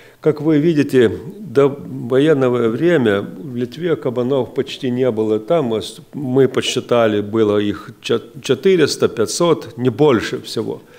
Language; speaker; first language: Russian; non-native, local second language; Lithuanian